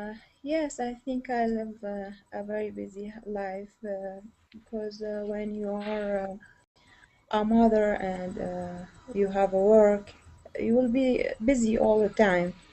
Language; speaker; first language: English; non-native, learner; Arabic